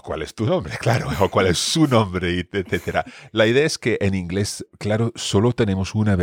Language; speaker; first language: Spanish; non-native, fluent; English